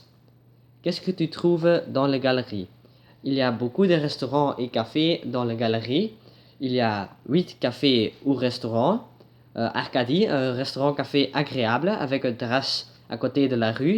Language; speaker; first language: French; non-native, learner; Dutch